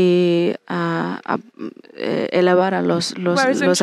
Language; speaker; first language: Spanish; non-native, fluent; English